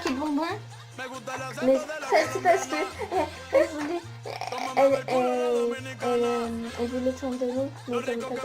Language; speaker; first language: French; native; French